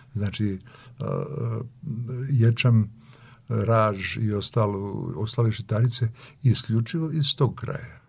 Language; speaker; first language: Serbian; native; Serbian